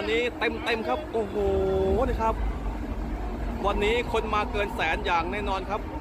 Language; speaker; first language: Thai; native; Thai